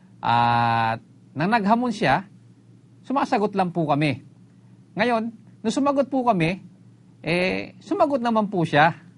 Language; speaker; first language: Filipino; native; Filipino